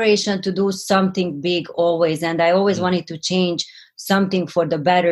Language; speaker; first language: English; non-native, fluent; Hungarian